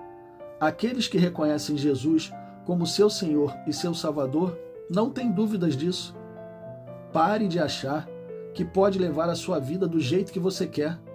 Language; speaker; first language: Portuguese; native; Portuguese